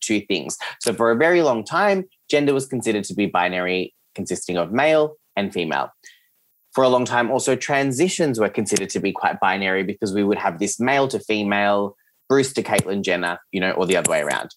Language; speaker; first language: English; early bilingual, other home language; Serbian